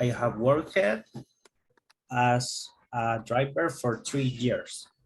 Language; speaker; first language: English; non-native, learner; Spanish